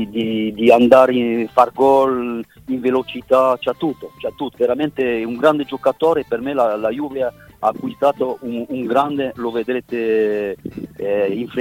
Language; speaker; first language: Italian; non-native, fluent; French